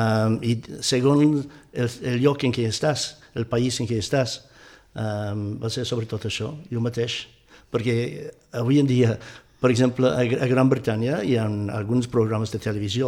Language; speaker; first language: Catalan; non-native, fluent; English